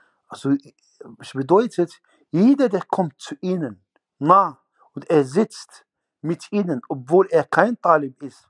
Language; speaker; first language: German; non-native, fluent; Arabic